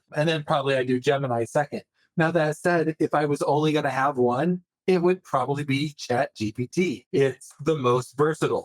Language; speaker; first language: English; native; English